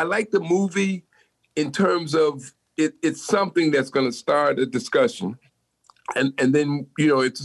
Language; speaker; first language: English; native; English